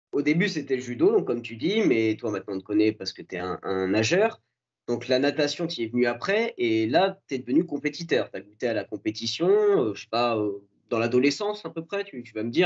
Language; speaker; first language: French; native; French